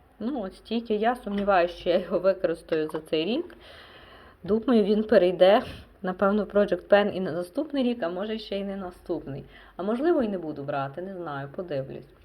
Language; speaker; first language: Ukrainian; non-native, local second language; Russian